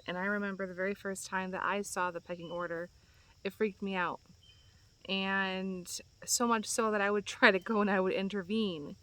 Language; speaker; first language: English; native; English